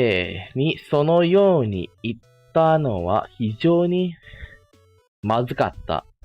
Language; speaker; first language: Japanese; non-native, fluent; Malay